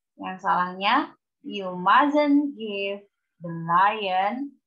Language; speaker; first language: English; non-native, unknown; Indonesian